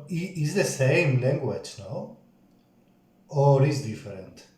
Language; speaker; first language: English; non-native, learner; Spanish